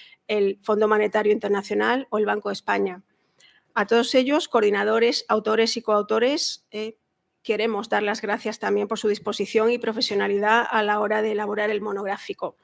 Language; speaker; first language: Spanish; native; Spanish